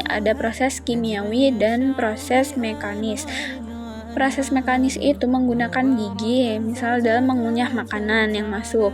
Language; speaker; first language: Indonesian; native; Indonesian